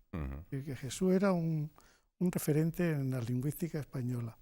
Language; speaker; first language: Spanish; native; Spanish